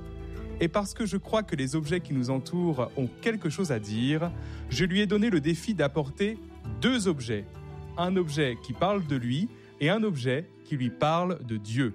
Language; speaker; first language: French; native; French